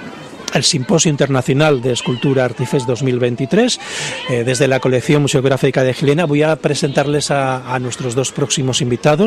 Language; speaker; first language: Spanish; native; Spanish